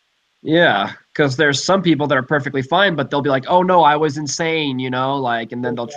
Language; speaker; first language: English; native; English